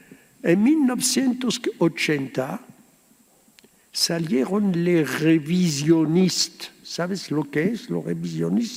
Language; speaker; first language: Spanish; early bilingual, heritage; Spanish